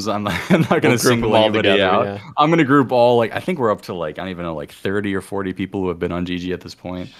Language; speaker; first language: English; native; English